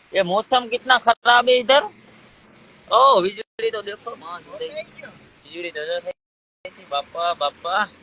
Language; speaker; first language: Hindi; non-native, local second language; Gujarati